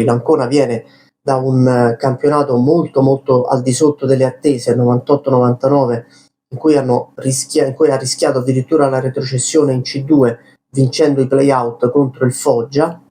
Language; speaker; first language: Italian; native; Italian